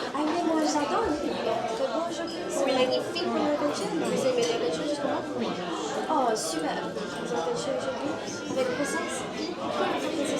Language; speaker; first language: French; non-native, learner; English